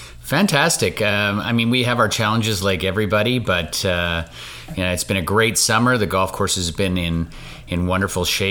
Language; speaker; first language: English; native; English